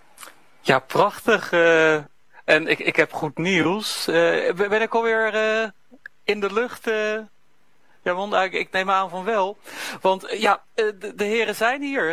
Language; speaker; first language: Dutch; native; Dutch